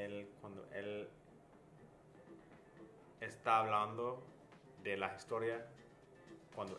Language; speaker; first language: Spanish; non-native, fluent; English